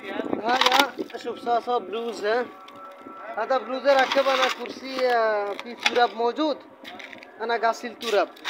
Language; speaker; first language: Arabic; non-native, learner; Bangla